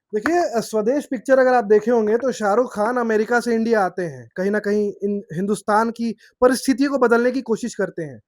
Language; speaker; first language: Hindi; native; Hindi